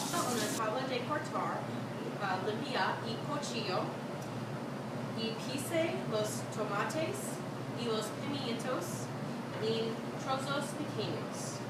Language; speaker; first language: Spanish; non-native, learner; English